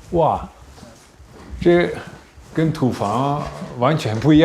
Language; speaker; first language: Chinese; non-native, fluent; Dutch